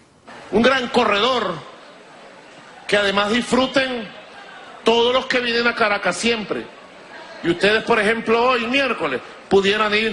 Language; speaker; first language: Spanish; native; Spanish